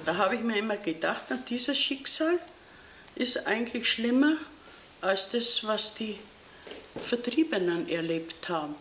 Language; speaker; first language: German; native; German